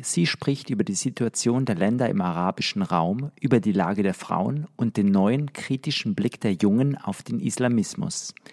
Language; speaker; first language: German; native; German